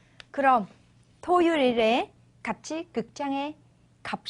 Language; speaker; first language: Korean; non-native, fluent; Vietnamese